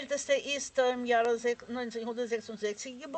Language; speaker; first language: German; non-native, fluent; Russian